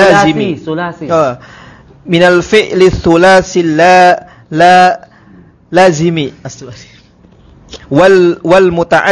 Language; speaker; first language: Arabic; non-native, learner; Indonesian